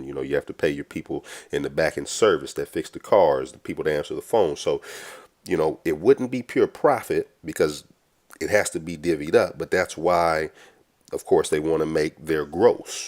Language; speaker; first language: English; native; English